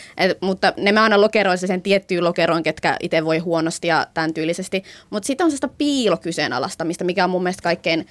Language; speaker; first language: Finnish; native; Finnish